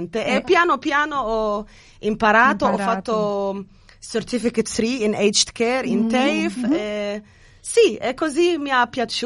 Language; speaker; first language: Italian; non-native, fluent; Arabic